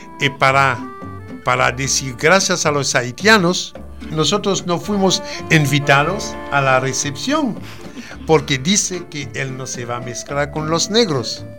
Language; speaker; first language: Spanish; non-native, fluent; Haitian Creole